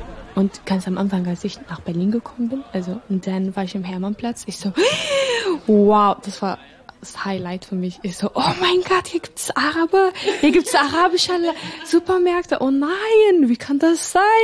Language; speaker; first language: German; non-native, fluent; Arabic